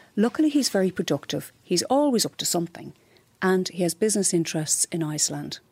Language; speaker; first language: English; native; English